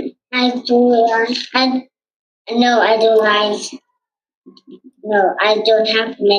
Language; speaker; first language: English; non-native, learner; Vietnamese